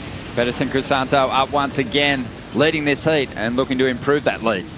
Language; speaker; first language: English; native; English